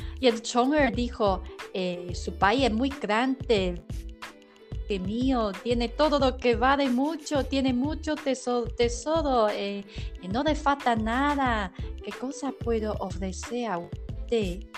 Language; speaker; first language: Spanish; non-native, learner; Chinese